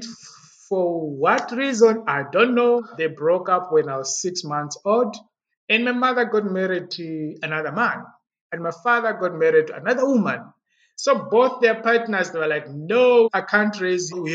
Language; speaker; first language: English; non-native, local second language; Yao